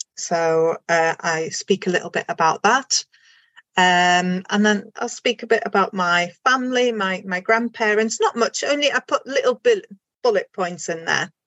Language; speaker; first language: English; non-native, fluent; German